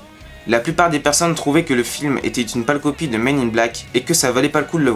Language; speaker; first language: French; native; French